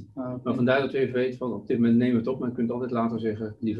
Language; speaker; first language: Dutch; native; Dutch